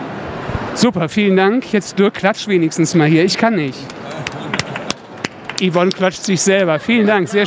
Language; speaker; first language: German; native; German